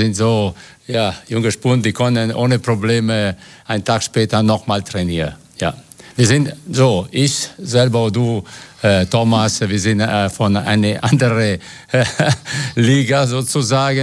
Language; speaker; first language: German; non-native, fluent; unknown